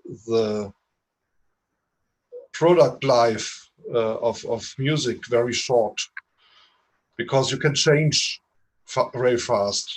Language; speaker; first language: English; non-native, fluent; German